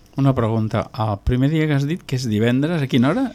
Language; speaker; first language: Catalan; native; Catalan